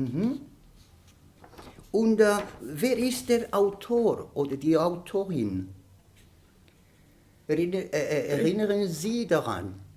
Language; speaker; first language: German; non-native, learner; Spanish